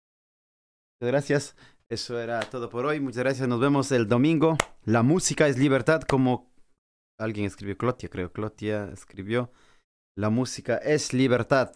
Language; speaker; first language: Spanish; native; Spanish